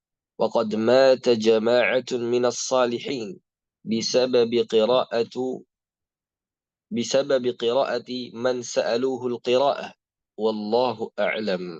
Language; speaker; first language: Arabic; non-native, fluent; Indonesian